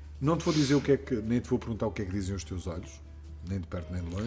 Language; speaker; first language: Portuguese; native; Portuguese